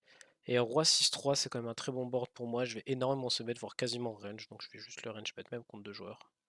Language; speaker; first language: French; native; French